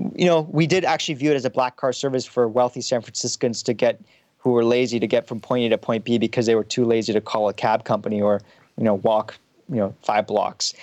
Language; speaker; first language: English; early bilingual, heritage; German